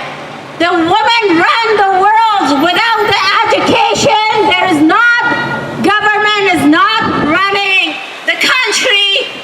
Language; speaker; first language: English; non-native, learner; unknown